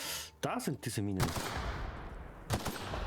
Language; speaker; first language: German; native; German